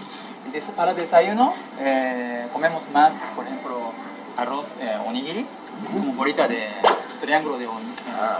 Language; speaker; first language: Spanish; non-native, fluent; Japanese